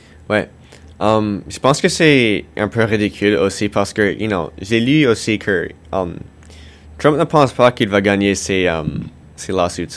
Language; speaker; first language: French; non-native, fluent; English